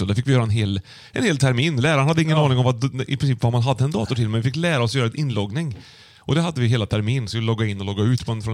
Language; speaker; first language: Swedish; native; Swedish